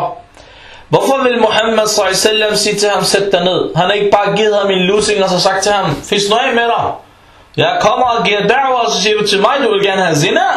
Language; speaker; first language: Danish; early bilingual, other home language; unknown